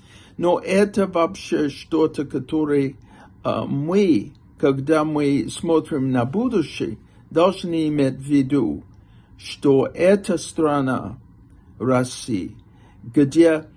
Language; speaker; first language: Russian; non-native, fluent; English